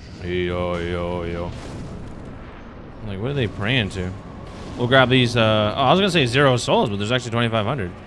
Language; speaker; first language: English; native; English